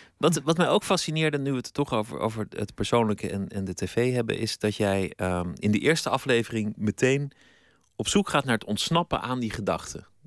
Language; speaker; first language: Dutch; native; Dutch